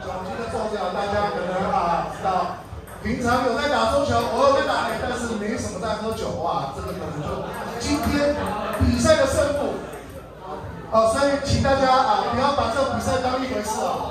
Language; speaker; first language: Chinese; native; Chinese